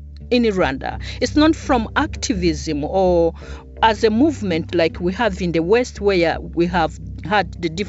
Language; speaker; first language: English; non-native, local second language; Kinyarwanda